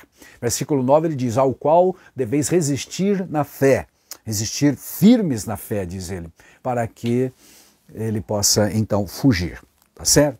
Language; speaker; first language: Portuguese; native; Portuguese